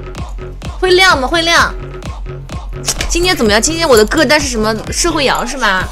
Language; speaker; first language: Chinese; native; Chinese